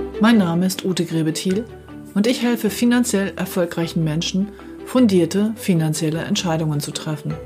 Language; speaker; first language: German; native; German